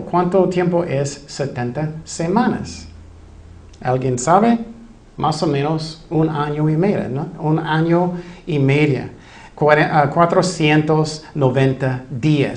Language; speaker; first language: Spanish; non-native, fluent; English